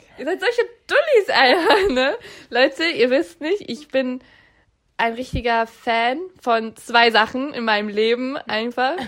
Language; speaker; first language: German; early bilingual, other home language; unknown